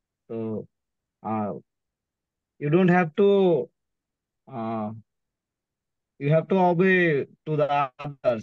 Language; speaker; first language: English; non-native, learner; Bangla